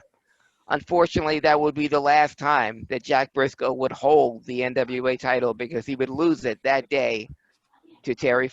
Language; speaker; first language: English; native; English